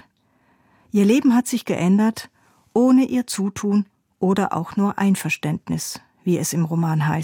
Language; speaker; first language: German; native; German